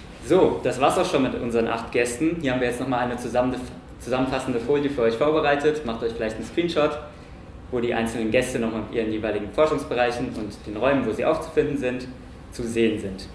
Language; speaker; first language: German; native; German